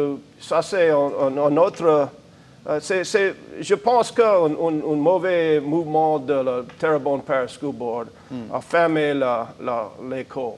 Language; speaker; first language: French; non-native, learner; English